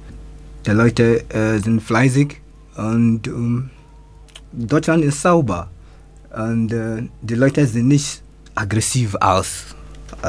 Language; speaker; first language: German; non-native, learner; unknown